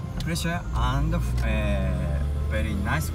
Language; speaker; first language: English; non-native, learner; Japanese